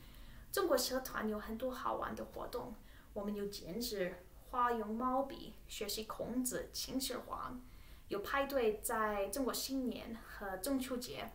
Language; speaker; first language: Chinese; non-native, learner; English